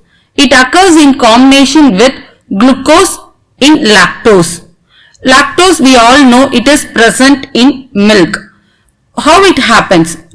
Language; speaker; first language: English; non-native, local second language; Tamil